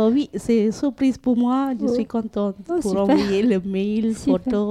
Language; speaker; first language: French; non-native, learner; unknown